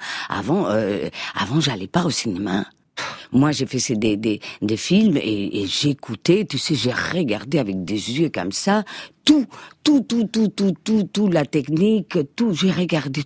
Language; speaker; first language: French; non-native, fluent; Spanish